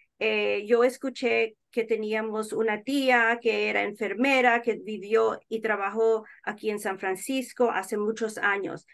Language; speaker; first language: Spanish; early bilingual, heritage; Spanish